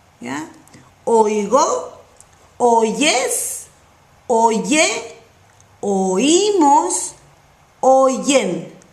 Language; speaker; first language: Spanish; non-native, fluent; English